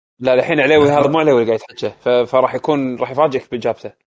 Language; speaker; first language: Arabic; native; Arabic